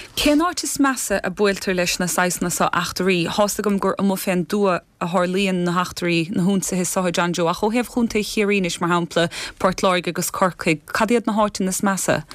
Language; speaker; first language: Irish; native; Irish